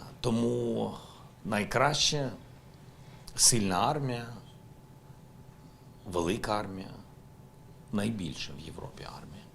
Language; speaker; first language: Ukrainian; non-native, local second language; Russian